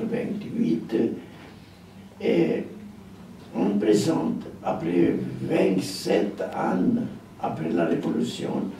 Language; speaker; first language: French; non-native, learner; Romanian